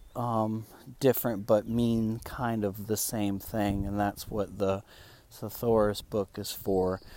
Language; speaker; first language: English; non-native, fluent; Spanish